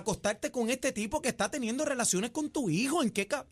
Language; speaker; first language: Spanish; native; Spanish